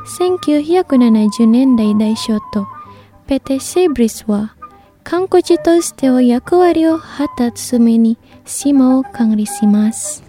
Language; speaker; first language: Japanese; non-native, fluent; Indonesian